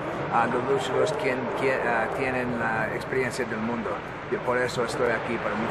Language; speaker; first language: Spanish; non-native, learner; English